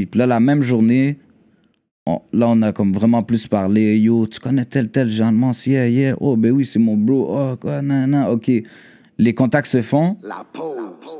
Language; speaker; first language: French; native; French